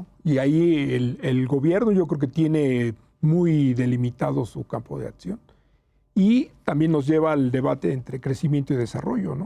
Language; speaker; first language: Spanish; native; Spanish